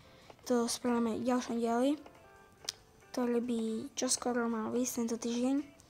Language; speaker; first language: Slovak; native; Slovak